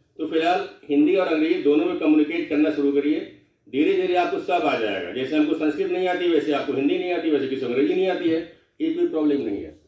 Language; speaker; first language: Hindi; non-native, local second language; Bhojpuri